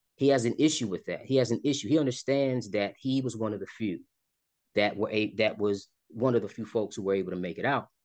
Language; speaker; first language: English; native; English